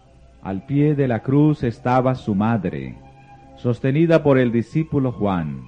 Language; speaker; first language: Spanish; native; Spanish